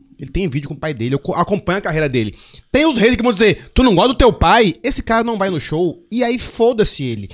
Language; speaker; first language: Portuguese; native; Portuguese